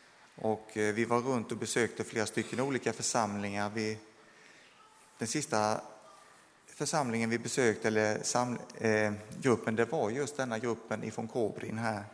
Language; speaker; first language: Swedish; native; Swedish